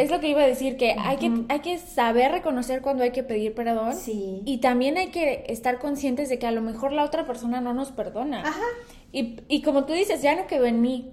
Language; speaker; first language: Spanish; native; Spanish